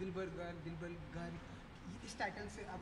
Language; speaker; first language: Hindi; native; Hindi